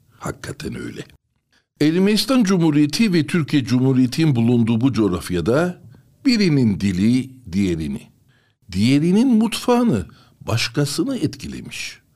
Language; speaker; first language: Turkish; non-native, local second language; Armenian